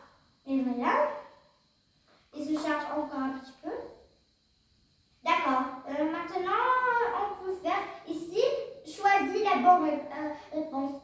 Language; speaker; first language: French; non-native, learner; Arabic